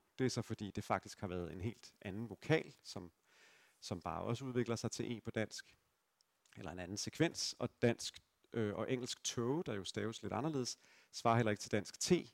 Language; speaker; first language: Danish; native; Danish